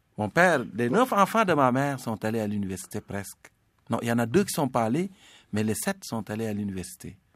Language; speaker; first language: French; non-native, local second language; Serer